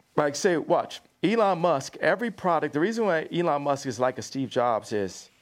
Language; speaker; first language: English; native; English